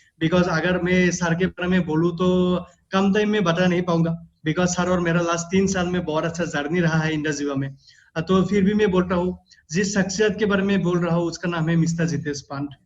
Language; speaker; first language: Hindi; non-native, local second language; Assamese